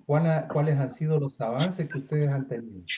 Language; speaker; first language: Spanish; native; Spanish